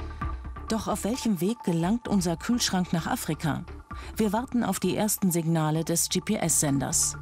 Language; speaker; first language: German; native; German